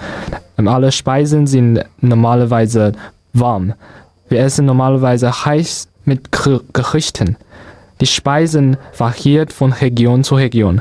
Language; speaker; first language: German; non-native, learner; Chinese